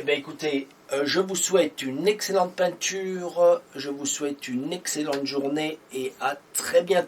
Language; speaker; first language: French; native; French